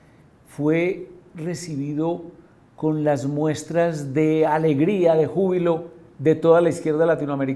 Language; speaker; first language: Spanish; native; Spanish